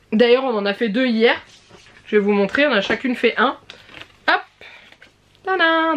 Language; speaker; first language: French; native; French